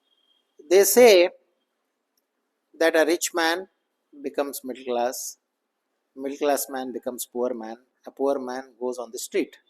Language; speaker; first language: English; non-native, local second language; Kannada